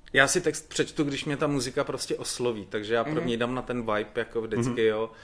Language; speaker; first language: Czech; native; Czech